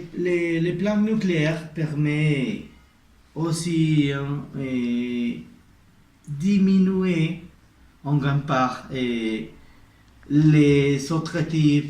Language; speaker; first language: French; non-native, learner; Spanish